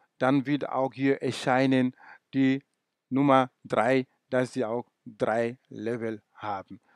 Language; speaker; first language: German; non-native, fluent; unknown